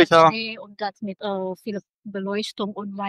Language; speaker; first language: German; non-native, local second language; Indonesian